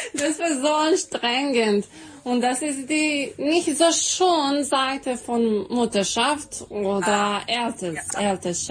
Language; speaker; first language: German; non-native, learner; Serbian